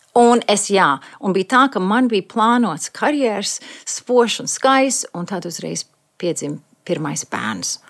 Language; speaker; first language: Latvian; early bilingual, heritage; Latvian